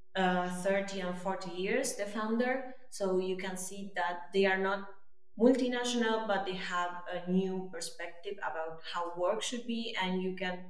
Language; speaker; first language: English; non-native, fluent; French